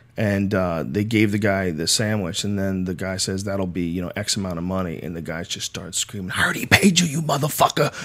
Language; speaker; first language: English; native; English